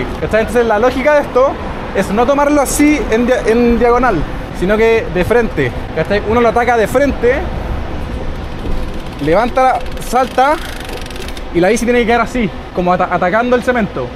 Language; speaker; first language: Spanish; native; Spanish